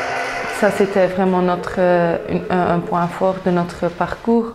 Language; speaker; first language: French; non-native, local second language; Dutch